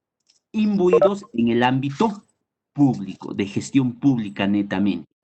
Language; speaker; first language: Spanish; native; Spanish